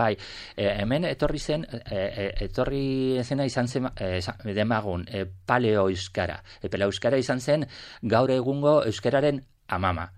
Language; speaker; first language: Basque; non-native, local second language; Spanish